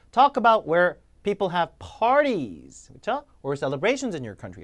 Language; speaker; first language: English; non-native, fluent; Korean